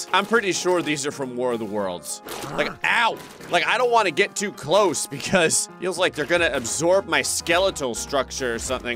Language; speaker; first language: English; native; English